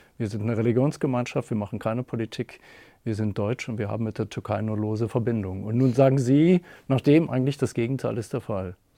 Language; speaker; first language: German; native; German